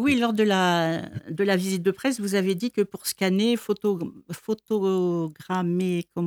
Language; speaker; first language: French; native; French